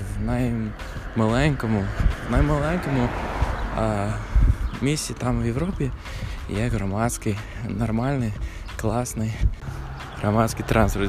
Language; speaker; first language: Ukrainian; non-native, fluent; English